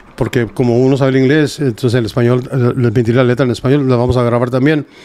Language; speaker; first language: Spanish; early bilingual, heritage; Spanish